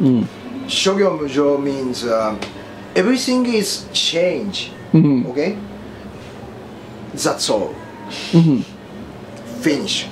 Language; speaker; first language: English; non-native, learner; Japanese